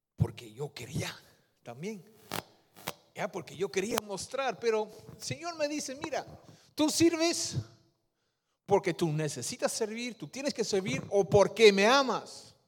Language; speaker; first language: Spanish; non-native, fluent; Dutch